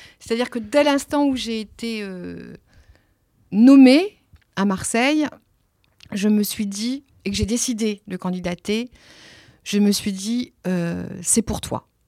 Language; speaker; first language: French; early bilingual, other home language; Italian